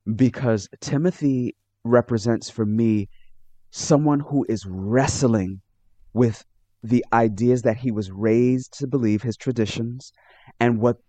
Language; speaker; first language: English; native; English